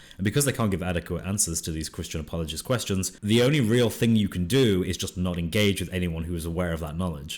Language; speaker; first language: English; native; English